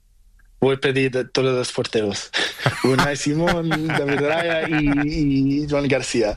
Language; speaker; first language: Spanish; non-native, learner; Portuguese